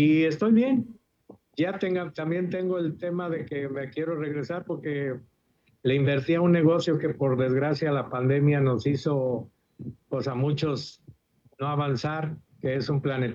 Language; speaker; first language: Spanish; native; Spanish